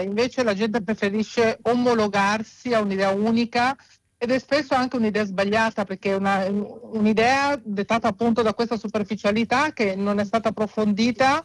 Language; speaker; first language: Italian; native; Italian